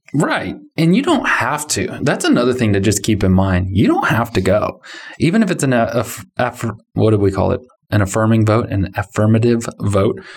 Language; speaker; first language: English; native; English